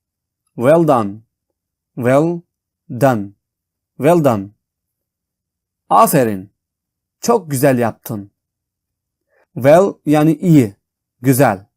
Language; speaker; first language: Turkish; non-native, fluent; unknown